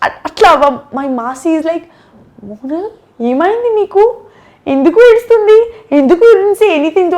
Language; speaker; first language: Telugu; non-native, learner; Gujarati